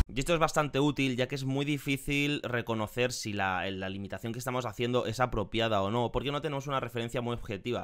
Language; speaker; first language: Spanish; native; Spanish